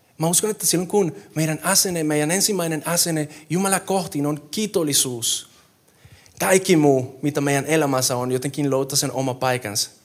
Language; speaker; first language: Finnish; non-native, fluent; Spanish